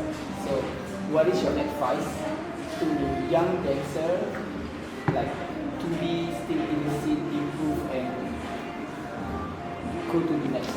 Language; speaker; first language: English; non-native, fluent; Indonesian